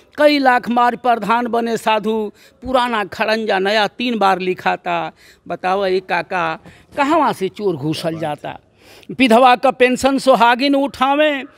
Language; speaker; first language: Hindi; native; Hindi